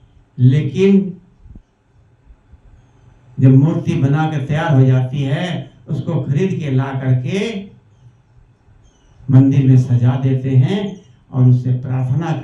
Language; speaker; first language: Hindi; native; Hindi